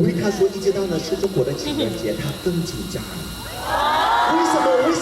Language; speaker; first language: Chinese; non-native, fluent; Thai